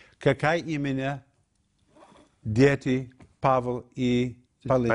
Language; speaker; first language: Russian; non-native, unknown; English